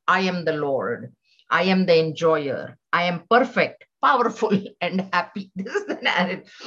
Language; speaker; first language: English; non-native, local second language; Marathi